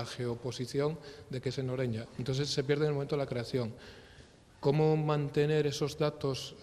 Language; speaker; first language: Spanish; native; Spanish